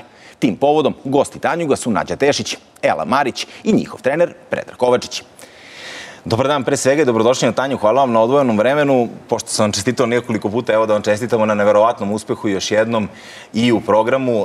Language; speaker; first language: Croatian; native; Croatian